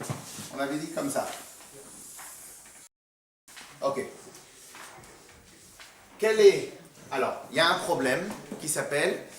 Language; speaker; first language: French; native; French